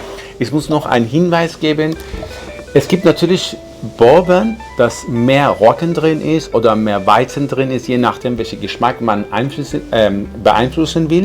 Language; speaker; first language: German; non-native, fluent; Persian